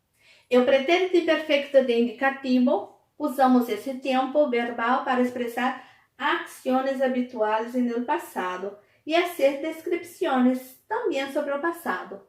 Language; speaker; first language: Spanish; non-native, fluent; Portuguese